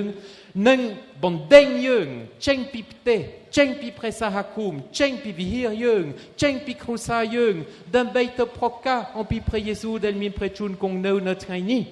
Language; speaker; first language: Khmer; non-native, fluent; French